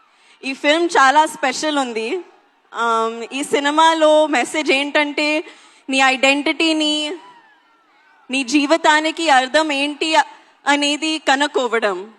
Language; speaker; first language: Telugu; non-native, learner; Hindi